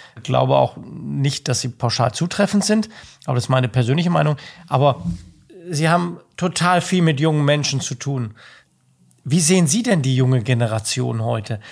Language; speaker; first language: German; native; German